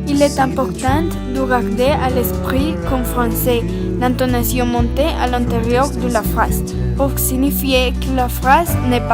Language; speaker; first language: French; non-native, learner; Spanish